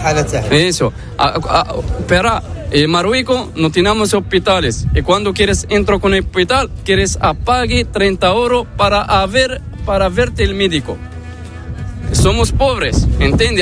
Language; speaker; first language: Spanish; non-native, learner; Arabic